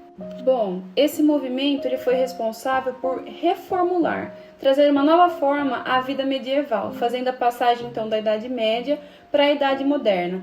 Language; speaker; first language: Portuguese; native; Portuguese